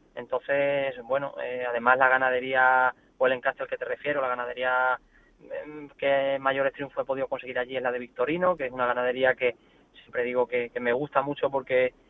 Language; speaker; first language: Spanish; native; Spanish